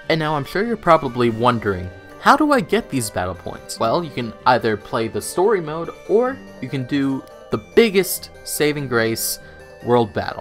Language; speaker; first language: English; native; English